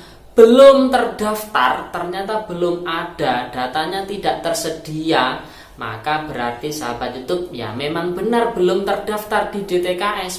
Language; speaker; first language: Indonesian; native; Indonesian